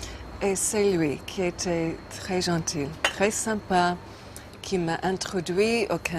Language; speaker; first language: French; non-native, fluent; English